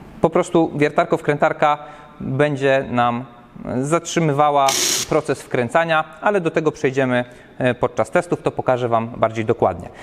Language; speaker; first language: Polish; native; Polish